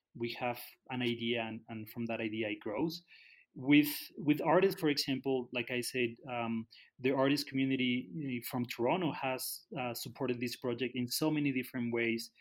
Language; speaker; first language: English; non-native, fluent; Spanish